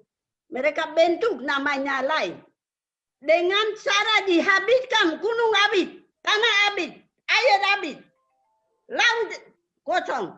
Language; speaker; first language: Indonesian; non-native, local second language; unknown